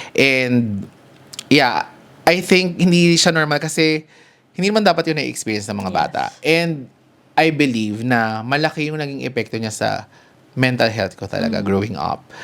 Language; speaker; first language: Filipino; native; Filipino